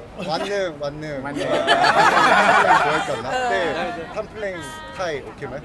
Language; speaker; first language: Thai; non-native, learner; Korean